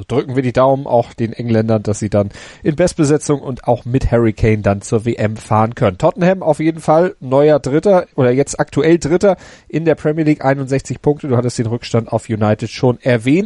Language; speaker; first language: German; native; German